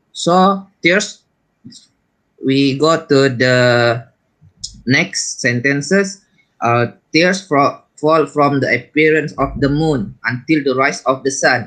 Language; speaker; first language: English; non-native, learner; Malay